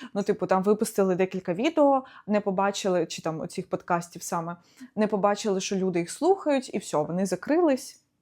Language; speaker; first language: Ukrainian; non-native, local second language; Russian